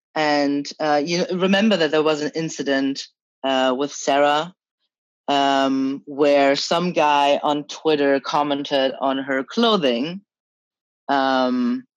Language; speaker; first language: English; early bilingual, other home language; Chinese